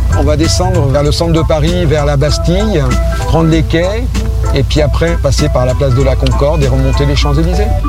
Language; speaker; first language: French; native; French